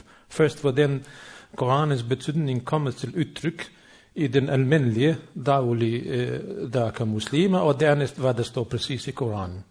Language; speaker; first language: Swedish; non-native, fluent; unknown